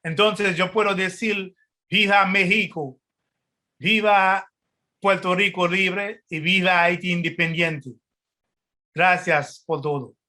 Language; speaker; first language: Spanish; non-native, fluent; French